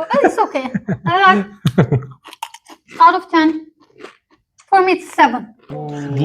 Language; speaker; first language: English; non-native, learner; Turkish